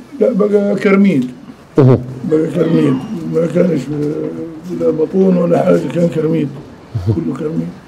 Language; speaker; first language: Arabic; native; Arabic